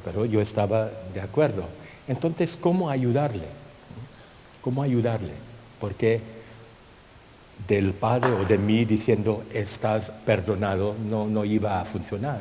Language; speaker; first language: Spanish; non-native, fluent; Thai